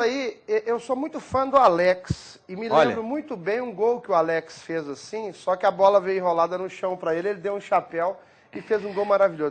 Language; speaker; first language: Portuguese; native; Portuguese